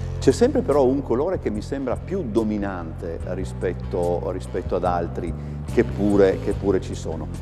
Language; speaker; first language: Italian; native; Italian